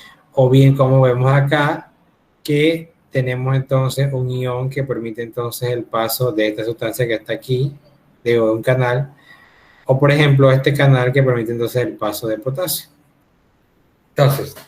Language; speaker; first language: Spanish; native; Spanish